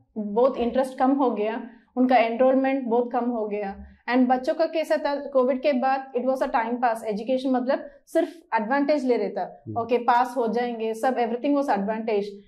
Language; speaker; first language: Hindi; non-native, local second language; Malayalam